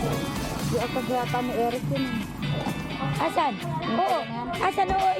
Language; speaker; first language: Filipino; native; Filipino